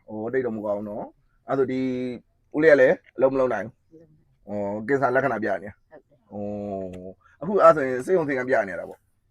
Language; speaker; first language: Burmese; native; Burmese